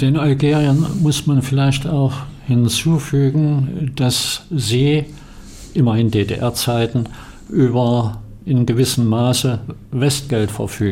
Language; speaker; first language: German; native; German